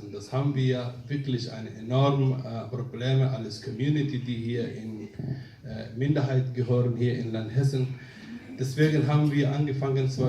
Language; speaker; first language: German; non-native, fluent; Somali